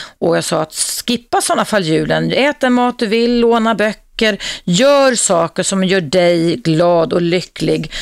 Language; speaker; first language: Swedish; native; Swedish